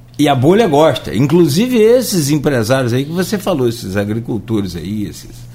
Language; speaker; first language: Portuguese; native; Portuguese